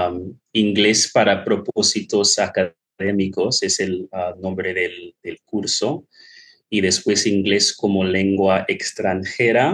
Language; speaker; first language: Spanish; non-native, fluent; English